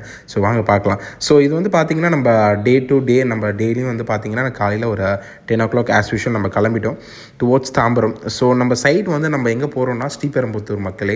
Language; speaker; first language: Tamil; native; Tamil